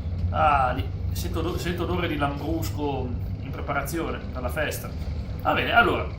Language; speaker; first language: Italian; native; Italian